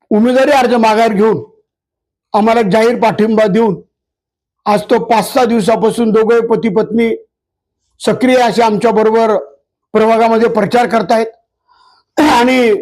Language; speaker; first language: Marathi; native; Marathi